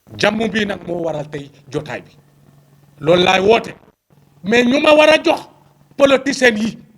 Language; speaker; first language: Wolof; non-native, local second language; Fula